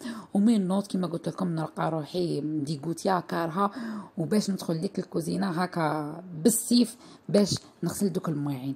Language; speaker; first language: Arabic; native; Arabic